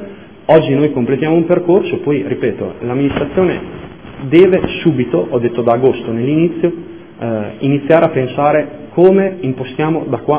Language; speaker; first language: Italian; native; Italian